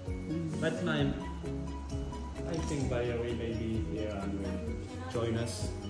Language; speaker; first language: English; non-native, fluent; French